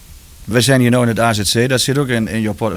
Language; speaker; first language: Dutch; native; Dutch